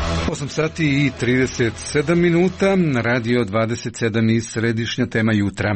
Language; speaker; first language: Croatian; native; Croatian